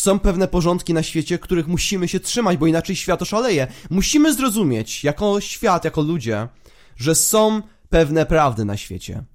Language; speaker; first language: Polish; native; Polish